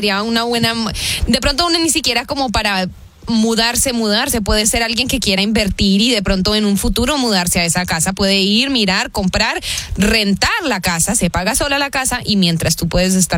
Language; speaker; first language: Spanish; early bilingual, heritage; Spanish